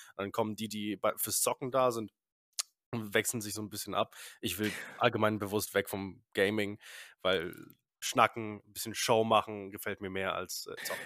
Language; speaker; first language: German; early bilingual, other home language; Polish